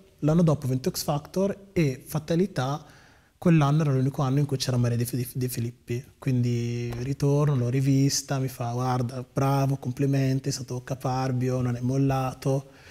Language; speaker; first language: Italian; early bilingual, other home language; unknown